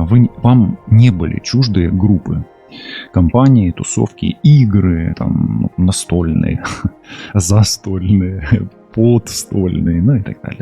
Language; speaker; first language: Russian; non-native, local second language; Ukrainian